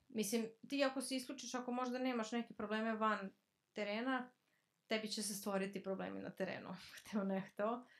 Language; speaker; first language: Croatian; early bilingual, heritage; Serbian